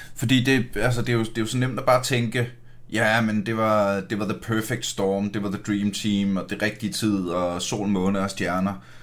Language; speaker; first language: Danish; native; Danish